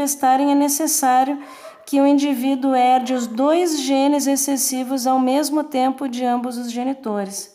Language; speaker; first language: Portuguese; native; Portuguese